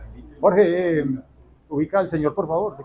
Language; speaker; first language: Spanish; native; Spanish